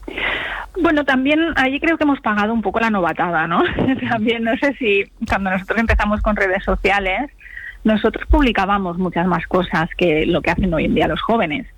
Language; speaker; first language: Spanish; native; Spanish